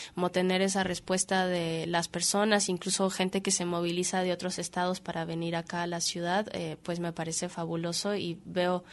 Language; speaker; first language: Spanish; native; Spanish